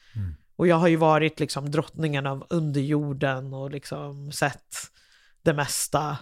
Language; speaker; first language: Swedish; early bilingual, other home language; English